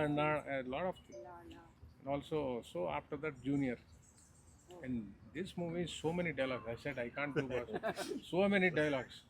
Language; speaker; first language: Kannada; non-native, learner; Telugu